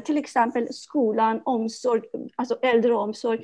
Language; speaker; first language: Swedish; non-native, fluent; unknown